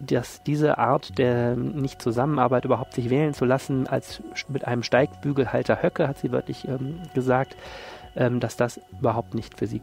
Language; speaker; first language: German; native; German